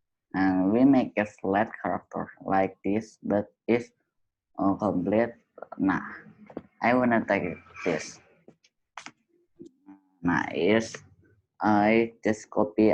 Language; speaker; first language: English; non-native, learner; Indonesian